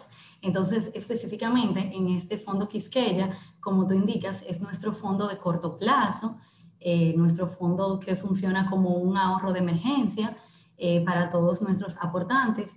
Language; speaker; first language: Spanish; native; Spanish